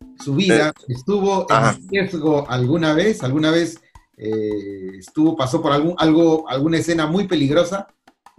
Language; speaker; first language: Spanish; native; Spanish